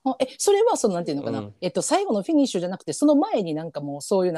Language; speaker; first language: Japanese; native; Japanese